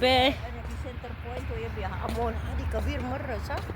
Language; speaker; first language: Arabic; non-native, learner; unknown